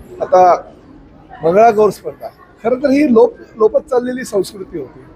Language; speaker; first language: Marathi; native; Marathi